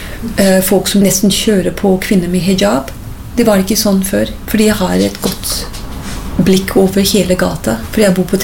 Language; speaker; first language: Norwegian; non-native, fluent; English